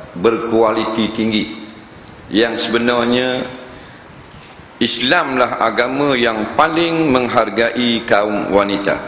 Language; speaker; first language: Malay; native; Malay